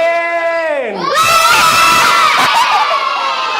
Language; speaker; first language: English; non-native, learner; Bangla